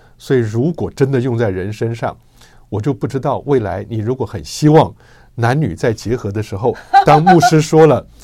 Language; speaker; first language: Chinese; native; Chinese